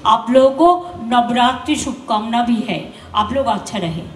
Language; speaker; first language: Hindi; non-native, local second language; Bangla